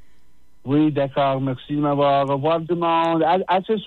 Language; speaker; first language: French; non-native, fluent; English